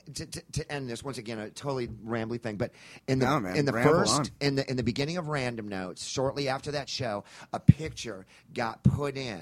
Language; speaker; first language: English; native; English